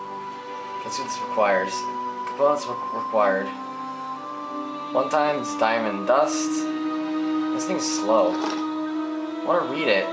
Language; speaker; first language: English; native; English